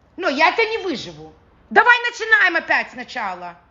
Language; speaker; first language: Russian; early bilingual, other home language; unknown